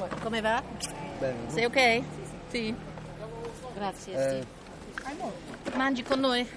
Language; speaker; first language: Italian; non-native, learner; English